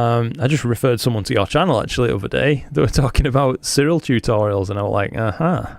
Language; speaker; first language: English; native; English